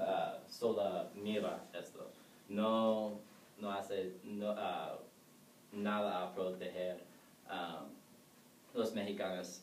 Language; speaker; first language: Spanish; non-native, learner; English